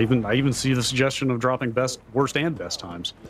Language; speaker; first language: English; native; English